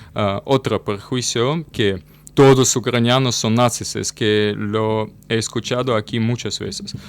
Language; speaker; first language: Spanish; non-native, learner; Russian